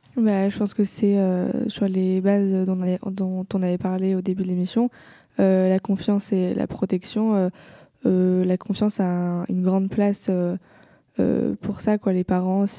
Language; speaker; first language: French; native; French